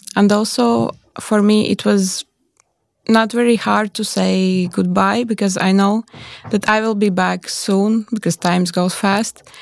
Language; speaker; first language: English; non-native, learner; Latvian